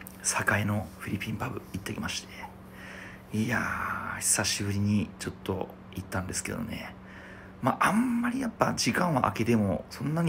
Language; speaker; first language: Japanese; native; Japanese